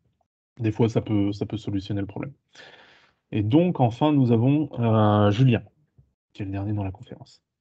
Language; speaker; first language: French; native; French